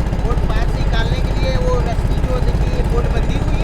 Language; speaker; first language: Hindi; native; Hindi